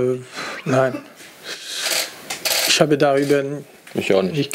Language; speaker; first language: German; non-native, fluent; French